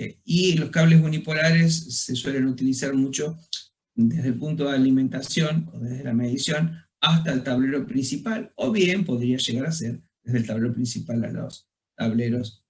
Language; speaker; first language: Spanish; native; Spanish